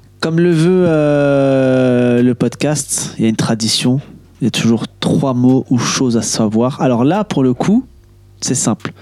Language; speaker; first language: French; native; French